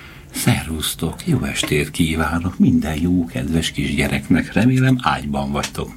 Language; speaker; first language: Hungarian; native; Hungarian